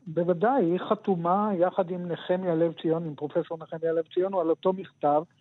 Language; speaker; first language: Hebrew; native; Hebrew